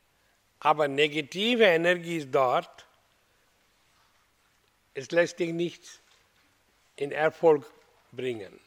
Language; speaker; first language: German; non-native, learner; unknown